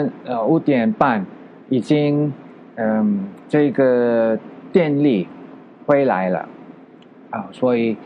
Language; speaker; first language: Chinese; non-native, learner; Filipino